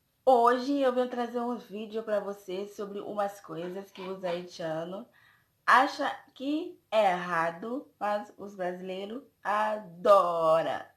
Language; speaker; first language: Portuguese; non-native, fluent; Haitian Creole